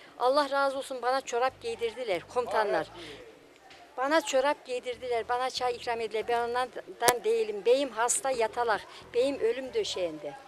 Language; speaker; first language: Turkish; native; Turkish